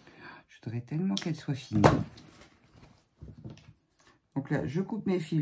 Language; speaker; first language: French; native; French